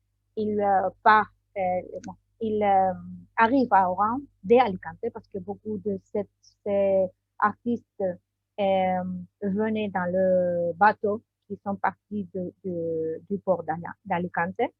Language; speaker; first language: French; non-native, learner; Spanish